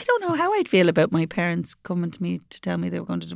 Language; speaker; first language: English; native; English